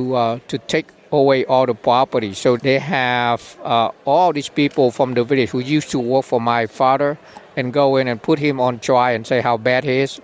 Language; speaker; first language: English; non-native, learner; Vietnamese